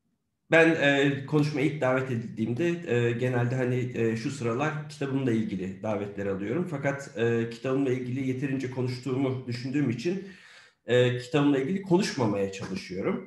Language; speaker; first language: Turkish; native; Turkish